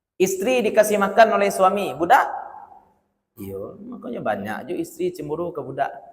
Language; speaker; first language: Malay; non-native, local second language; Minangkabau